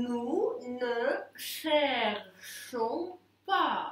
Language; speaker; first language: French; non-native, fluent; Russian